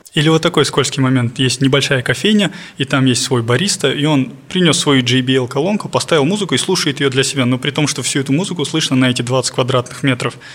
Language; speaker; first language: Russian; non-native, local second language; Kazakh